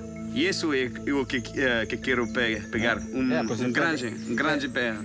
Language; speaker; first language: Portuguese; non-native, learner; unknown